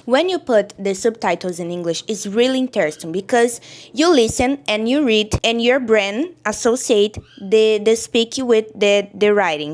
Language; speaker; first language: English; non-native, learner; Portuguese